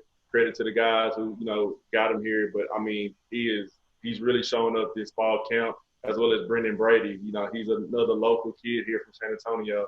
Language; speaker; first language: English; native; English